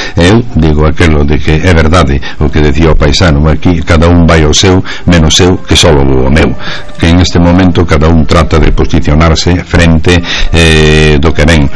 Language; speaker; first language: Galician; native; Galician